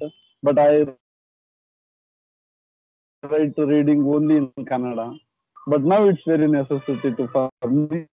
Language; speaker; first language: English; non-native, learner; Kannada